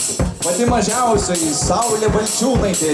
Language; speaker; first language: Lithuanian; native; Lithuanian